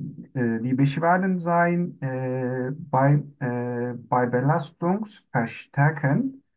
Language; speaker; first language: German; non-native, learner; Turkish